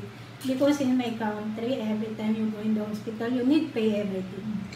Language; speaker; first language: English; non-native, learner; Filipino